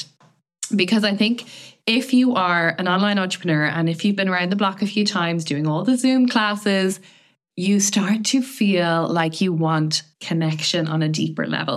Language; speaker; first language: English; native; English